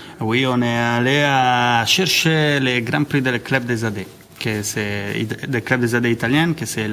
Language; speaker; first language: French; non-native, learner; Italian